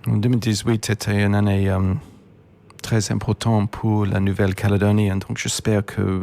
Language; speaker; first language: French; non-native, fluent; English